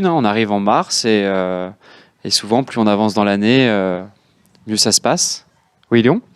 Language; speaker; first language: French; native; French